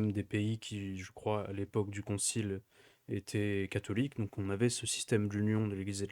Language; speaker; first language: French; native; French